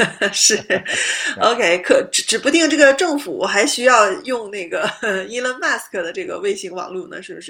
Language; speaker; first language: Chinese; native; Chinese